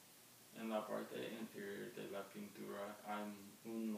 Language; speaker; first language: Spanish; non-native, learner; English